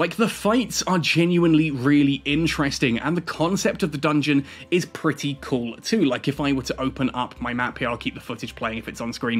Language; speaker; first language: English; native; English